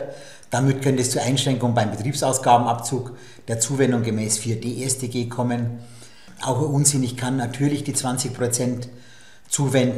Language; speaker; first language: German; native; German